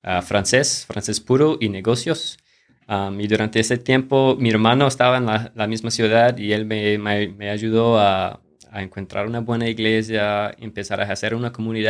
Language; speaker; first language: Spanish; non-native, fluent; English